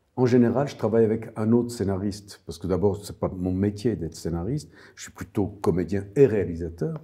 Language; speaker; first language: French; non-native, fluent; Armenian